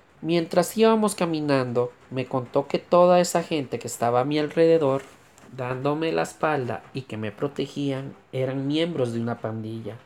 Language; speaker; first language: Spanish; native; Spanish